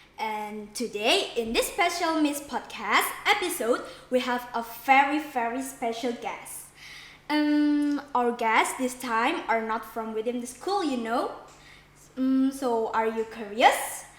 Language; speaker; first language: English; non-native, learner; Indonesian